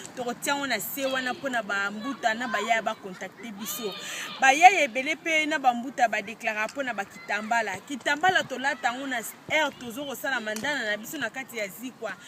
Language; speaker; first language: Lingala; non-native, local second language; Kongo